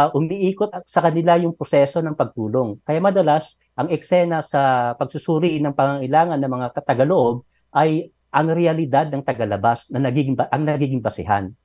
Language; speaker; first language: Filipino; non-native, local second language; Iloko